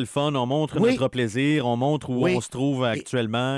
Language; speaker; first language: French; native; French